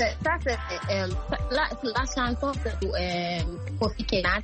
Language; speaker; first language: French; non-native, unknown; Akan